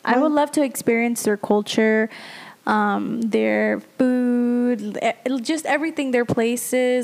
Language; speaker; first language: English; early bilingual, other home language; Spanish